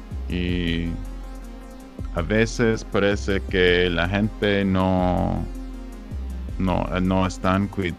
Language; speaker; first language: Spanish; non-native, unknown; English